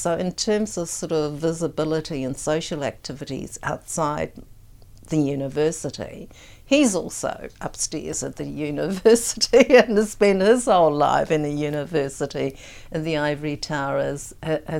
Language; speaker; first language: English; native; English